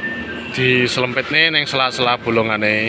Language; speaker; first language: Indonesian; non-native, local second language; Javanese